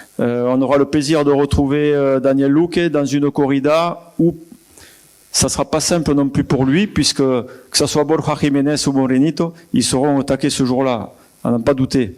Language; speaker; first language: French; native; French